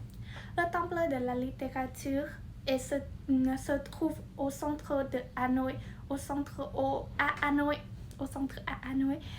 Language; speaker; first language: French; non-native, learner; Vietnamese